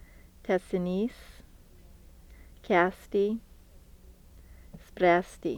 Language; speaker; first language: Lithuanian; early bilingual, heritage; Lithuanian